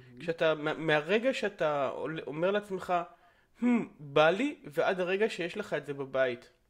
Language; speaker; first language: Hebrew; native; Hebrew